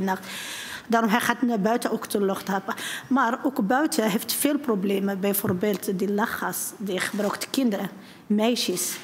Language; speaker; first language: Dutch; non-native, learner; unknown